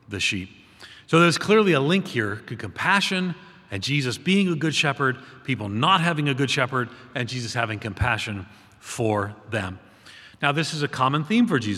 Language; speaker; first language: English; native; English